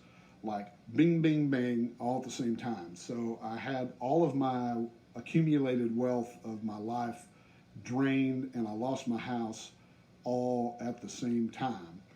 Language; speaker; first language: English; native; English